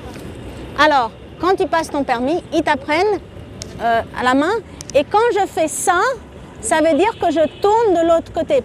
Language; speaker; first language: French; non-native, fluent; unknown